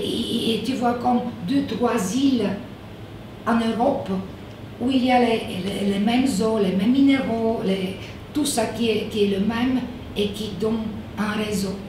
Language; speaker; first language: French; non-native, fluent; Bulgarian